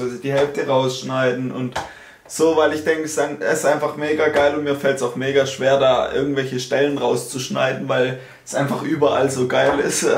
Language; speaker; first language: German; native; German